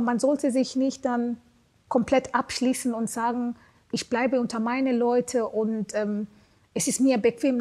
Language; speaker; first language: German; non-native, fluent; Swahili